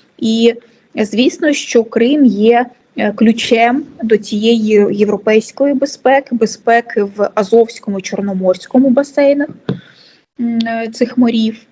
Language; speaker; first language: Ukrainian; non-native, local second language; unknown